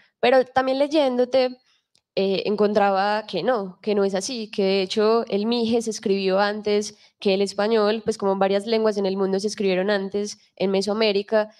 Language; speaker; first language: Spanish; native; Spanish